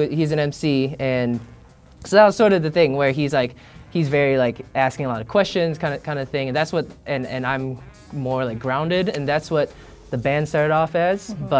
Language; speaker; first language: English; native; English